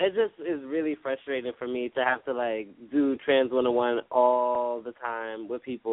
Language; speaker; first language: English; native; English